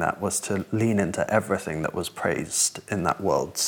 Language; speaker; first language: English; native; English